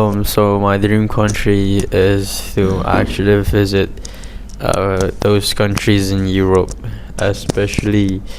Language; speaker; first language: English; non-native, fluent; Indonesian